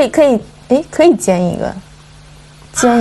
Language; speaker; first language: Chinese; native; Chinese